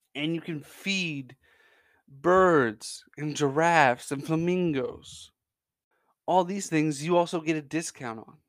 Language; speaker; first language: English; native; English